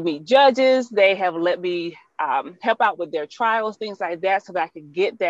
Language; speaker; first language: English; native; English